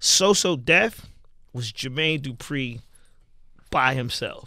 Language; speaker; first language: English; native; English